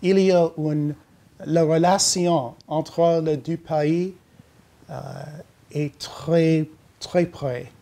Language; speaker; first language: French; non-native, learner; English